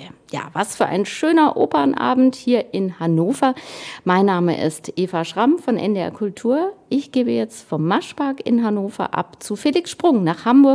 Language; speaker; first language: German; native; German